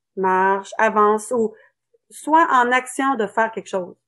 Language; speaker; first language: French; native; French